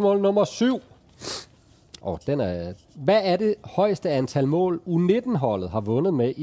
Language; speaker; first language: Danish; native; Danish